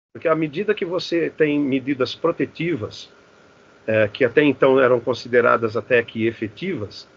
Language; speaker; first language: Portuguese; native; Portuguese